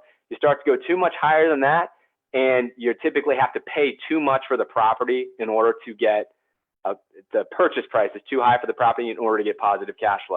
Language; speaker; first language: English; native; English